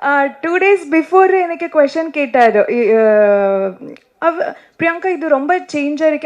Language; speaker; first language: Tamil; non-native, learner; Kannada